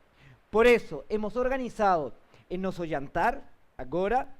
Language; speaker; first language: Portuguese; non-native, learner; Spanish